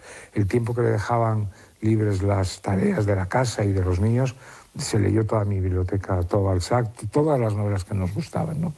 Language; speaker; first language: Spanish; native; Spanish